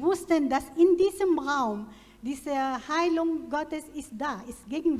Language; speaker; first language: German; non-native, fluent; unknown